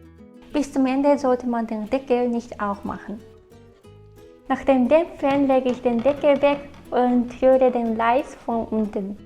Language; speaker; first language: German; non-native, fluent; Japanese